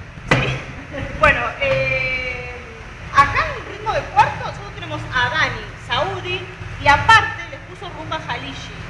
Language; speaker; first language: Spanish; native; Spanish